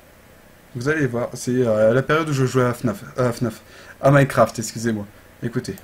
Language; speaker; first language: French; native; French